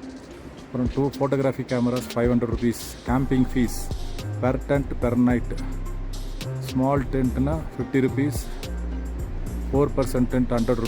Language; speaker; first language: English; non-native, local second language; Tamil